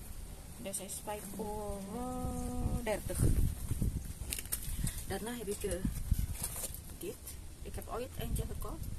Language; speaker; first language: Dutch; non-native, learner; Indonesian